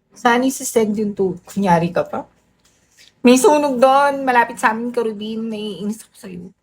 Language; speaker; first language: Filipino; native; Filipino